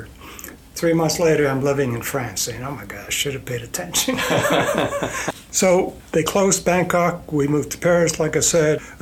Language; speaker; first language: English; non-native, fluent; Icelandic